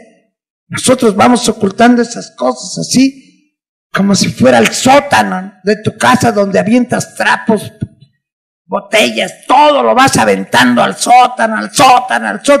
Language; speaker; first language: Spanish; native; Spanish